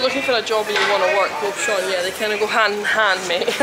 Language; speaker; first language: English; native; English